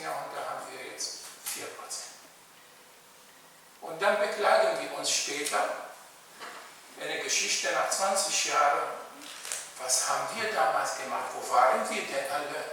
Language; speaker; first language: German; non-native, fluent; Arabic